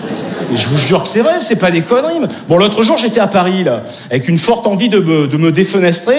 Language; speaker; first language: French; native; French